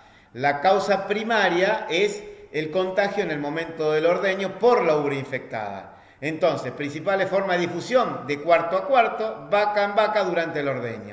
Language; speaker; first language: Spanish; native; Spanish